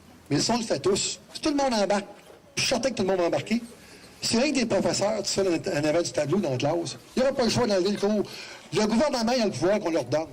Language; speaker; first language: French; native; French